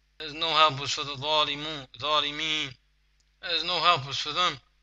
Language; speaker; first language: English; native; English